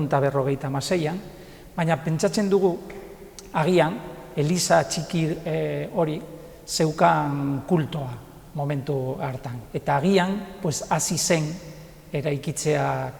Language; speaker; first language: Basque; non-native, local second language; Spanish